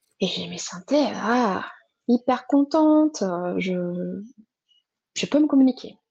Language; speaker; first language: French; non-native, fluent; Portuguese